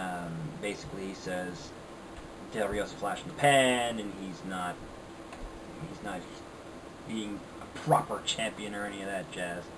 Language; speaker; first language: English; native; English